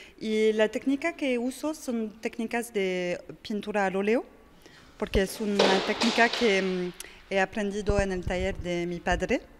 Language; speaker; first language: Spanish; non-native, fluent; French